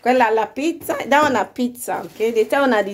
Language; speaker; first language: Italian; non-native, learner; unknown